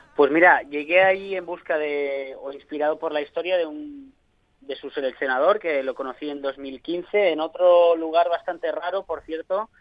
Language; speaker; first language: Spanish; native; Spanish